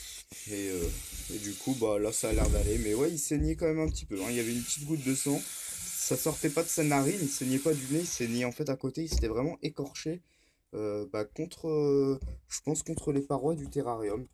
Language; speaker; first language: French; native; French